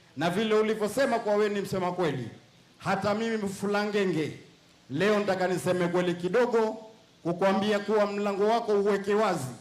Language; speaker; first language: Swahili; native; Swahili